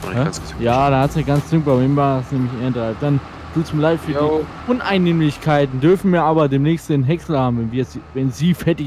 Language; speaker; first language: German; native; German